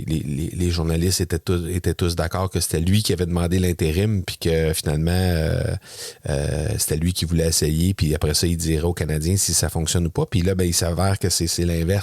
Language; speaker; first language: French; native; French